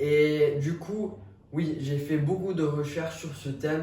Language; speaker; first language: French; non-native, fluent; English